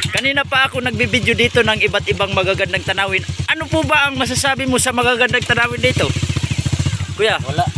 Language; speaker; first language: Filipino; non-native, local second language; Waray